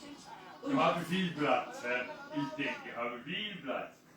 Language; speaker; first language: German; non-native, learner; Dutch